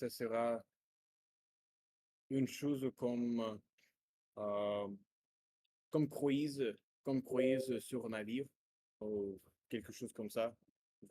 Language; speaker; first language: French; non-native, learner; Russian